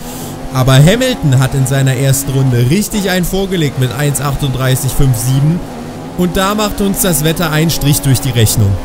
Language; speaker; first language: German; native; German